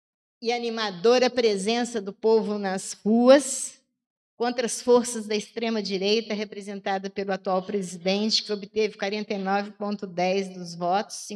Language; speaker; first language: Portuguese; native; Portuguese